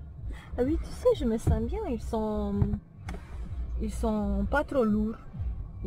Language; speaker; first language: French; non-native, fluent; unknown